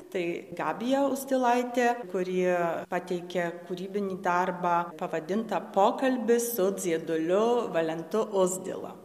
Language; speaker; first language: Lithuanian; native; Lithuanian